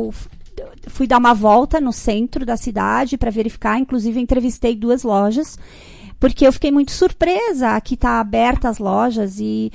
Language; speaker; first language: Portuguese; native; Portuguese